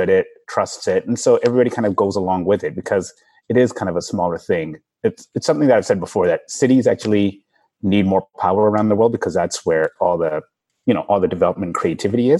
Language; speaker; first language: English; native; English